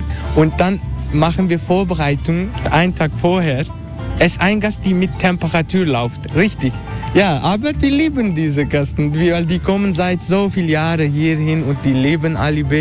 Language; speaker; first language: German; non-native, learner; Turkish